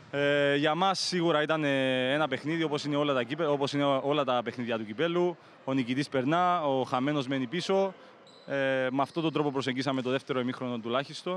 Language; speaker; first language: Greek; native; Greek